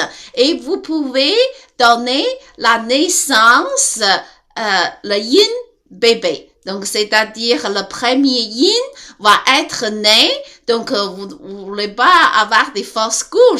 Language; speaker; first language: French; non-native, learner; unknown